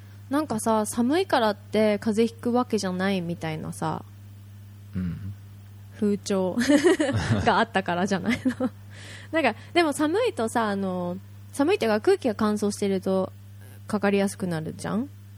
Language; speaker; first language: Japanese; native; Japanese